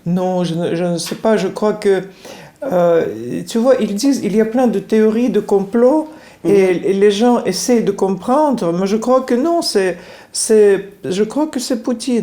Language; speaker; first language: French; non-native, fluent; Russian